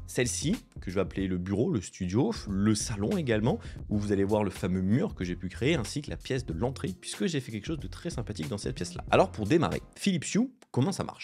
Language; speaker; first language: French; native; French